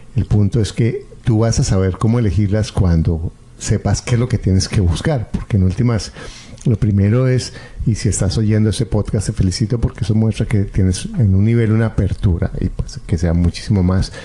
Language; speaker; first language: Spanish; native; Spanish